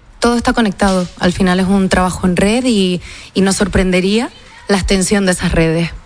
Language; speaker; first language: Spanish; native; Spanish